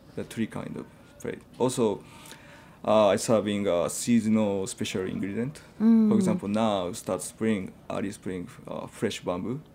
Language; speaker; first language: English; non-native, fluent; Japanese